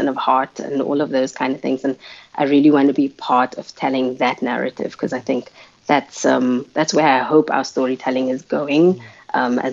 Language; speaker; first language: English; non-native, local second language; Afrikaans